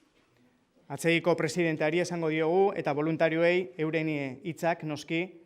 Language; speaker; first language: Basque; native; Basque